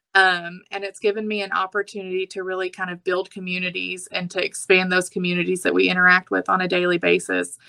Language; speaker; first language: English; native; English